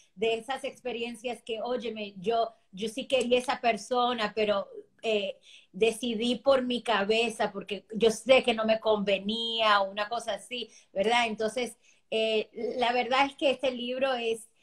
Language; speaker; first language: Spanish; early bilingual, heritage; Spanish